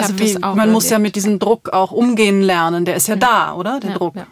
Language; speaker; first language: German; native; German